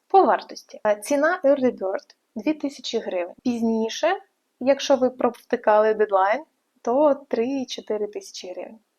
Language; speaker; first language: Ukrainian; native; Ukrainian